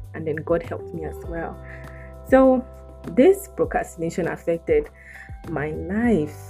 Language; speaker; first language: English; non-native, local second language; Yoruba